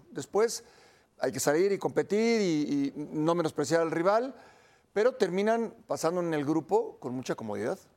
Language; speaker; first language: Spanish; native; Spanish